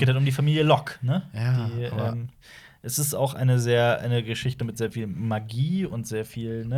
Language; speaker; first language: German; native; German